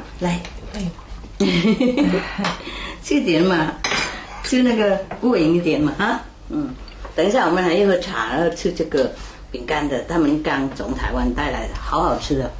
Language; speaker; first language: Chinese; non-native, fluent; Vietnamese